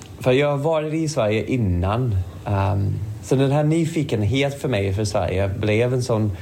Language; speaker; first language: Swedish; non-native, fluent; English